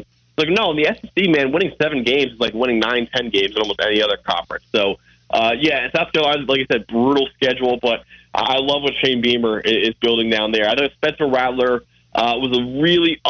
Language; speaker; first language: English; native; English